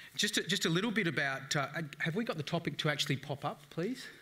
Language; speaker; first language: English; native; English